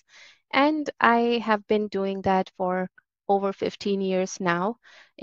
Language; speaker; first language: English; non-native, local second language; Hindi